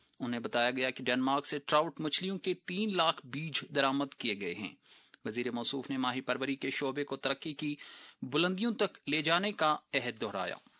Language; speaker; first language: Urdu; non-native, local second language; Kashmiri